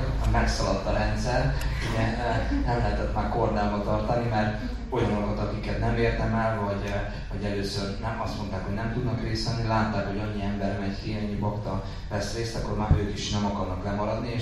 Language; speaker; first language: Hungarian; native; Hungarian